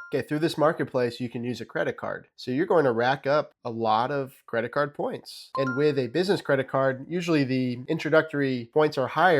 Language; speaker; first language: English; native; English